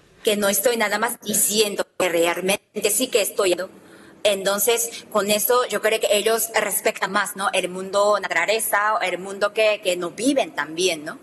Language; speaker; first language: Spanish; non-native, fluent; Japanese